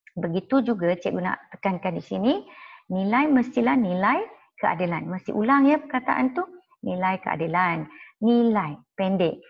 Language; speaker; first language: Malay; non-native, local second language; Chinese